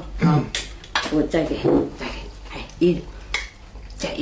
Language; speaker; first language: Chinese; non-native, fluent; Vietnamese